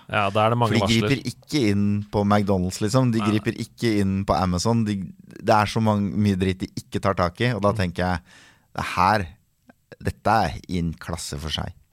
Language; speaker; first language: Norwegian; native; Norwegian